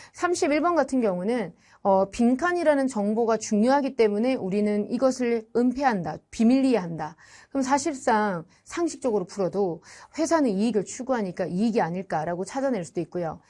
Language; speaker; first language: Korean; native; Korean